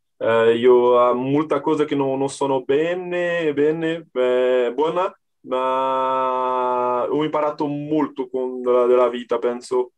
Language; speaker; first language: Italian; non-native, learner; Portuguese